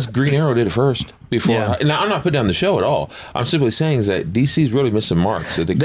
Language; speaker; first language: English; native; English